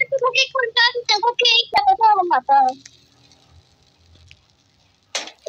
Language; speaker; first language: Spanish; native; Spanish